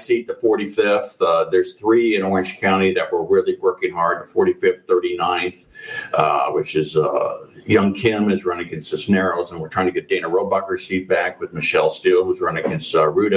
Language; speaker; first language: English; native; English